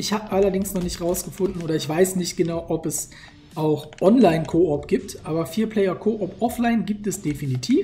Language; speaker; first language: German; native; German